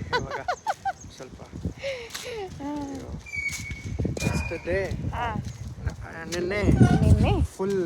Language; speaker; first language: Kannada; non-native, learner; Hindi